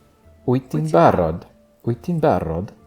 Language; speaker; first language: Welsh; non-native, learner; English